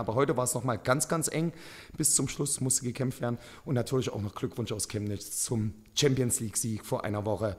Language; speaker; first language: German; native; German